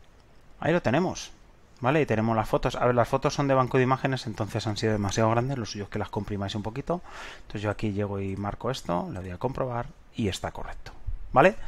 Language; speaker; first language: Spanish; native; Spanish